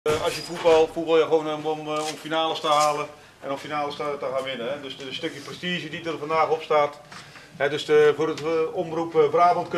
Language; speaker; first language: Dutch; native; Dutch